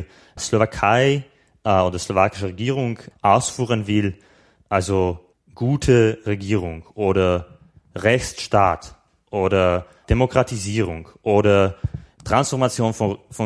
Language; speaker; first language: German; non-native, fluent; Slovak